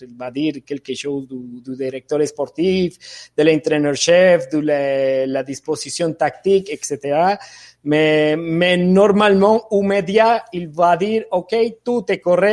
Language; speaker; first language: French; non-native, fluent; Spanish